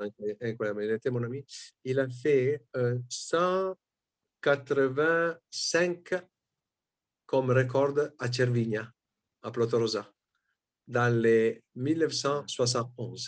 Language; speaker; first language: French; non-native, fluent; Italian